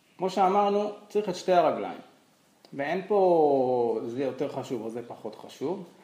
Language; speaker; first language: Hebrew; native; Hebrew